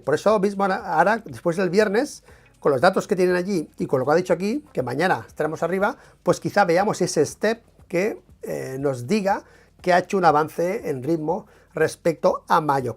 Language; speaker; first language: Spanish; native; Spanish